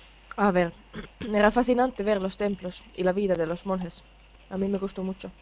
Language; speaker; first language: Spanish; non-native, fluent; Finnish